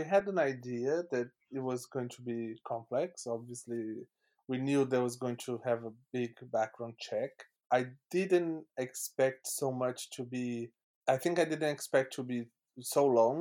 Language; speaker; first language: English; non-native, fluent; Portuguese